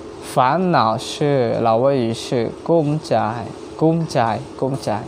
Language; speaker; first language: Chinese; non-native, learner; Hmong